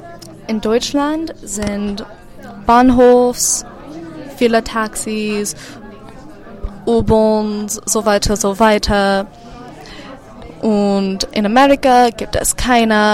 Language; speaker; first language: German; non-native, learner; English